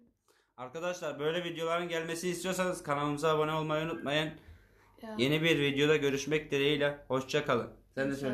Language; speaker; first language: Turkish; native; Turkish